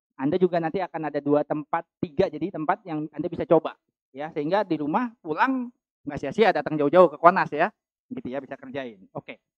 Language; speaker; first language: Indonesian; native; Indonesian